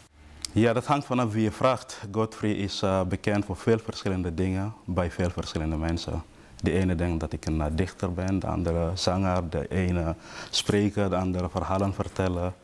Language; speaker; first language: Dutch; non-native, fluent; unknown